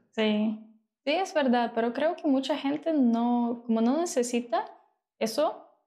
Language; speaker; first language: Spanish; non-native, fluent; Russian